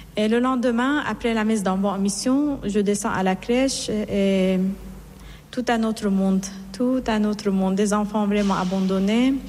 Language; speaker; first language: French; non-native, learner; Persian